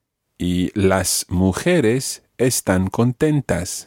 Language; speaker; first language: Spanish; non-native, fluent; English